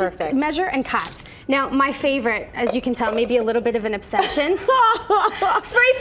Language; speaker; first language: English; native; English